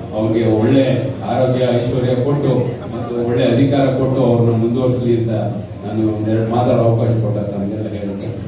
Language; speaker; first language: Kannada; native; Kannada